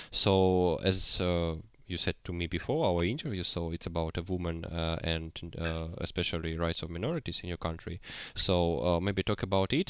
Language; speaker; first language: English; non-native, learner; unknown